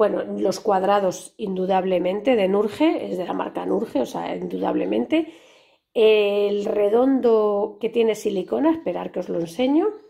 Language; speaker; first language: Spanish; native; Spanish